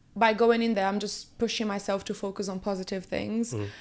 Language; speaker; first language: English; early bilingual, other home language; Portuguese